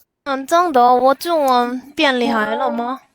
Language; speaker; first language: Chinese; non-native, learner; Korean